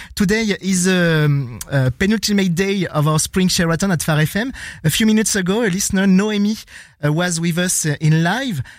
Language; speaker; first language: English; non-native, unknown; French